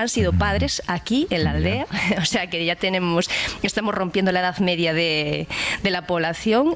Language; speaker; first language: Spanish; native; Spanish